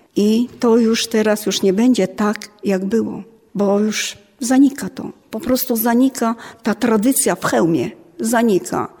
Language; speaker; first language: Polish; non-native, local second language; Romany